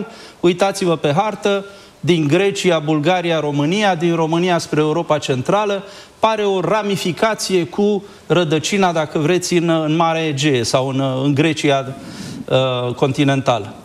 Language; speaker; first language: Romanian; native; Romanian